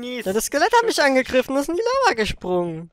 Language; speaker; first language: German; native; German